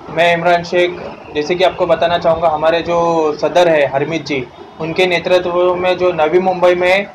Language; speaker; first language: Hindi; non-native, local second language; Urdu